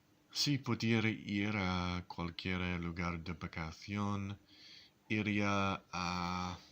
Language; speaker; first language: Spanish; non-native, learner; English